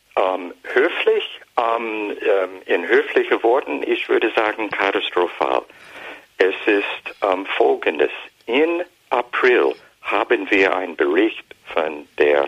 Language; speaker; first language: German; non-native, fluent; English